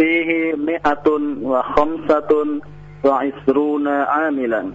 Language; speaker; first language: Arabic; non-native, learner; Indonesian